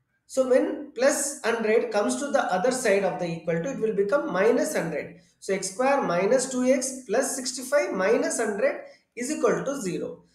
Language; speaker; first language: English; non-native, local second language; Telugu